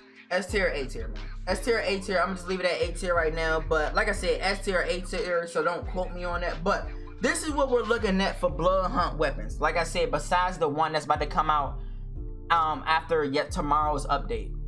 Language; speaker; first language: English; native; English